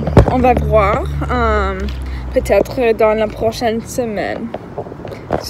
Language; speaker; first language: French; non-native, learner; English